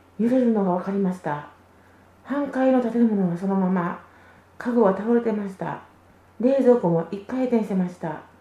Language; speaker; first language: Japanese; early bilingual, other home language; Vietnamese